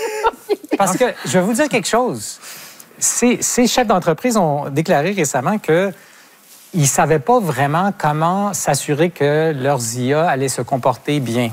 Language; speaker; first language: French; native; French